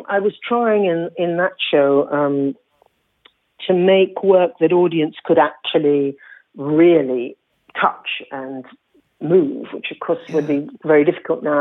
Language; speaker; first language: English; native; English